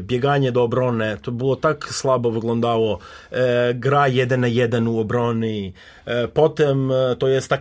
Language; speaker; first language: Polish; non-native, learner; Serbian